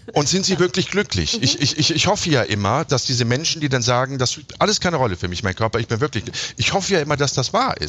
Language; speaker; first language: German; native; German